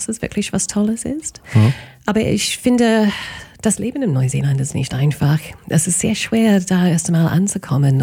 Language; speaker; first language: German; non-native, fluent; English